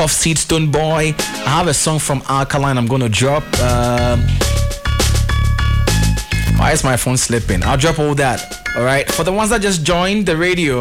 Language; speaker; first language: English; non-native, local second language; Ewe